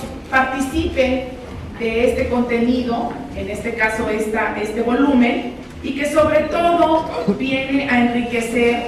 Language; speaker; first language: Spanish; native; Spanish